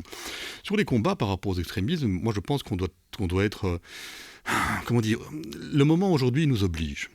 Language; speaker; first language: French; native; French